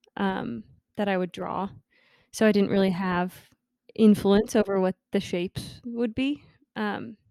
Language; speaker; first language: English; native; English